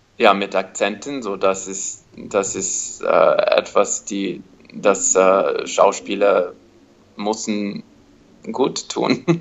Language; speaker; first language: German; non-native, learner; English